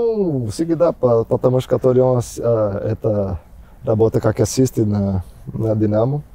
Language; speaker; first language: Russian; non-native, learner; Portuguese